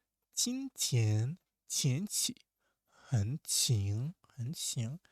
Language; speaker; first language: Chinese; non-native, learner; Russian